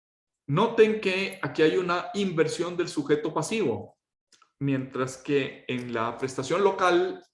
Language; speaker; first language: Spanish; native; Spanish